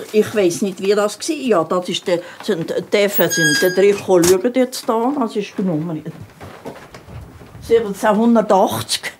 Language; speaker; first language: German; native; German